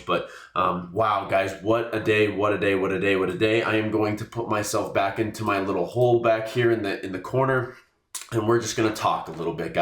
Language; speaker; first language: English; native; English